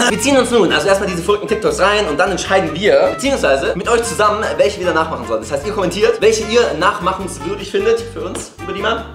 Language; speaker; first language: German; native; German